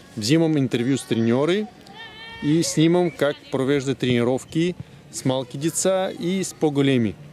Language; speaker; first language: Bulgarian; non-native, learner; Russian